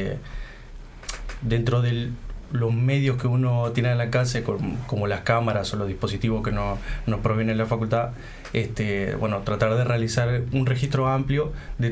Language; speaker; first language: Spanish; native; Spanish